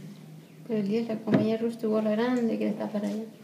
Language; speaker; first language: Spanish; native; Spanish